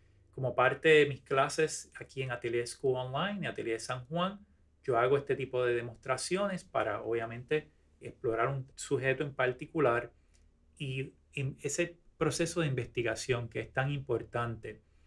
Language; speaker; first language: Spanish; native; Spanish